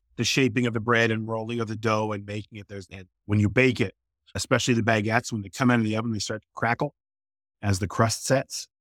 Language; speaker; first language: English; native; English